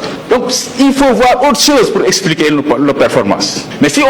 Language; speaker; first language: French; non-native, local second language; Wolof